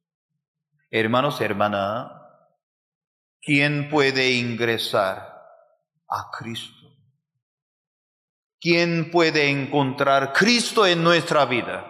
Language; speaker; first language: Spanish; non-native, fluent; Korean